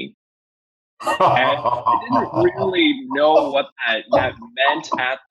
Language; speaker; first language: English; native; English